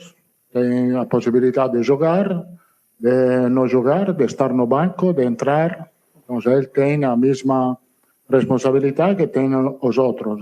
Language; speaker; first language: Spanish; non-native, fluent; Italian